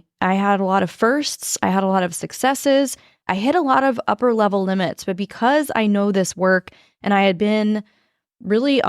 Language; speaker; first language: English; native; English